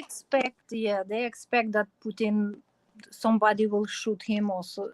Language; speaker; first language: English; non-native, learner; Ukrainian